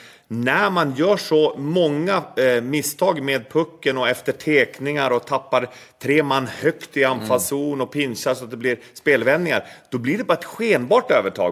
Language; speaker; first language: Swedish; native; Swedish